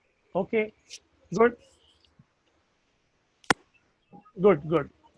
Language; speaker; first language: Hindi; non-native, learner; Tamil